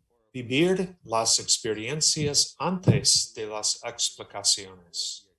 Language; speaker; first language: Spanish; non-native, learner; English